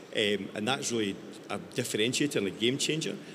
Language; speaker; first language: English; native; English